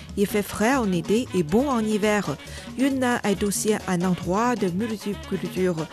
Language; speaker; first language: French; non-native, fluent; Ukrainian